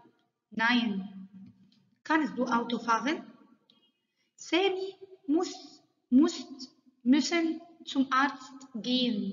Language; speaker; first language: German; non-native, learner; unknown